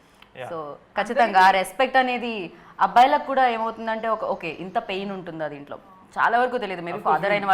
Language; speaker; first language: Telugu; native; Telugu